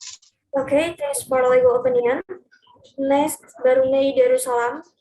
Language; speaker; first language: English; non-native, learner; Indonesian